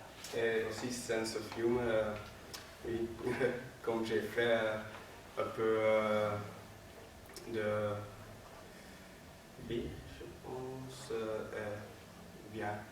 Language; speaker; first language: French; non-native, learner; Dutch